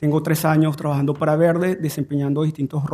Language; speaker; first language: Spanish; native; Spanish